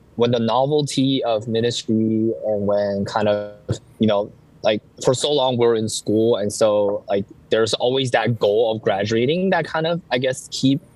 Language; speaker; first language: English; early bilingual, other home language; Chinese